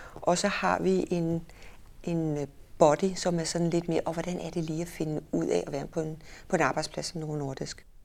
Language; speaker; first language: Danish; native; Danish